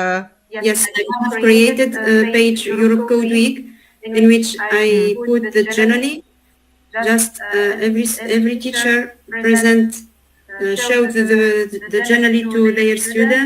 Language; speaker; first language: English; non-native, learner; Arabic